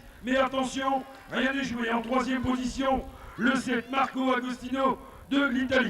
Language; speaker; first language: French; native; French